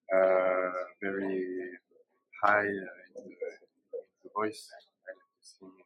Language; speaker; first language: English; non-native, learner; French